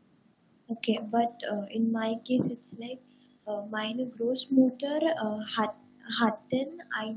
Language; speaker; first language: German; non-native, learner; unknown